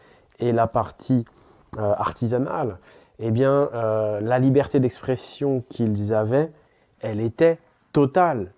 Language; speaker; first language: French; native; French